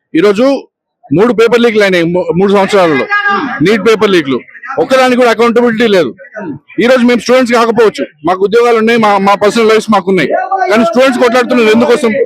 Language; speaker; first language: Telugu; native; Telugu